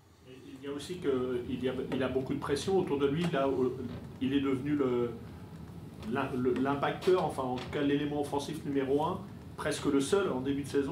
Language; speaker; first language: French; native; French